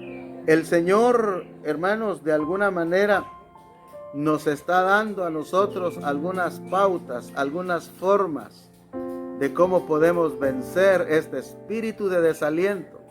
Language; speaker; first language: Spanish; native; Spanish